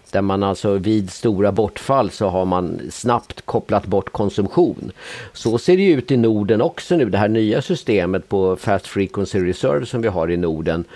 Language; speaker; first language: Swedish; native; Swedish